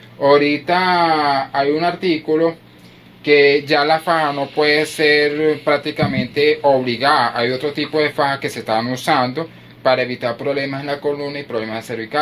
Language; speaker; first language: Spanish; native; Spanish